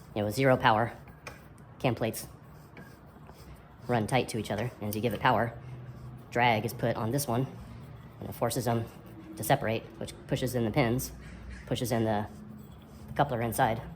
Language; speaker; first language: English; native; English